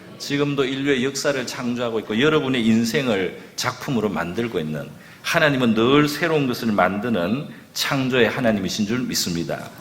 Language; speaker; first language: Korean; native; Korean